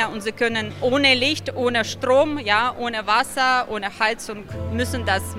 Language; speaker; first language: German; non-native, learner; Ukrainian